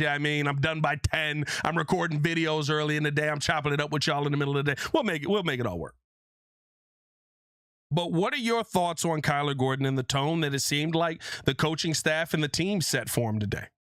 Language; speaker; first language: English; native; English